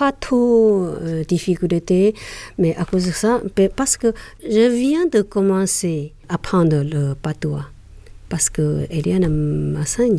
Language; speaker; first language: French; non-native, learner; Chinese